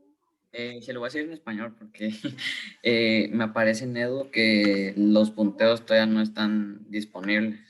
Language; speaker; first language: Spanish; native; Spanish